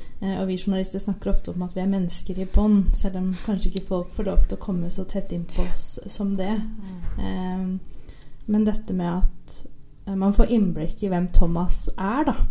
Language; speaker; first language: Norwegian; native; Norwegian